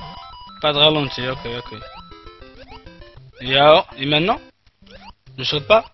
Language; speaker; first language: French; non-native, fluent; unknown